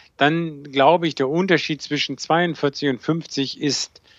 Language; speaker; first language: German; native; German